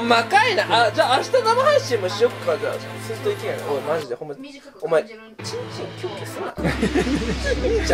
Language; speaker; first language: Japanese; native; Japanese